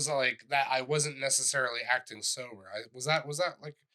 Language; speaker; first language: English; native; English